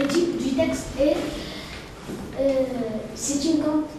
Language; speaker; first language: French; non-native, learner; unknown